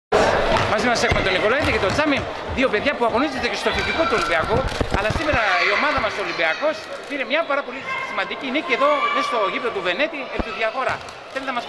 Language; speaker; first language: Greek; native; Greek